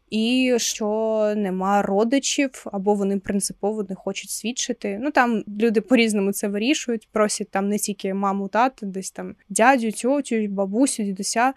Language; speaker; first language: Ukrainian; non-native, local second language; Russian